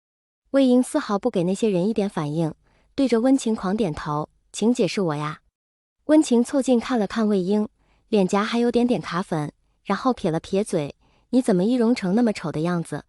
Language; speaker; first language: Chinese; native; Chinese